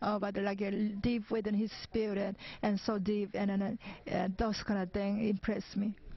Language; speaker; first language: English; non-native, fluent; Korean